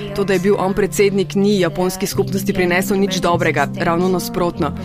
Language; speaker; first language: Slovenian; non-native, fluent; Spanish